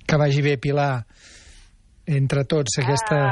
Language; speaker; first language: Catalan; native; Catalan